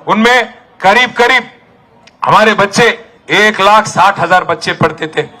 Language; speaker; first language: Hindi; non-native, local second language; Telugu